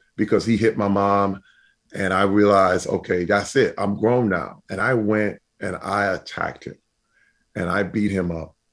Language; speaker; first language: English; native; English